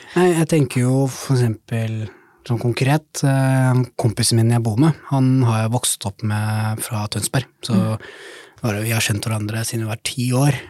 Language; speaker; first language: Norwegian; early bilingual, other home language; Somali